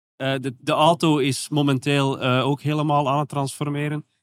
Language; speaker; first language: Dutch; native; Dutch